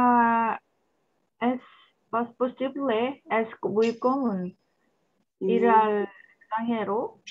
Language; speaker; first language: Spanish; non-native, learner; Korean